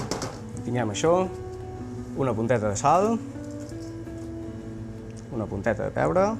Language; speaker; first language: Catalan; native; Catalan